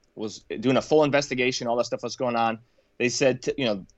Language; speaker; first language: English; native; English